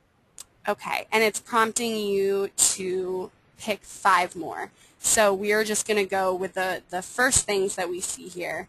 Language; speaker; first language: English; native; English